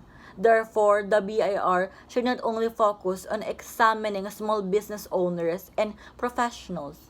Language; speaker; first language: English; non-native, local second language; Filipino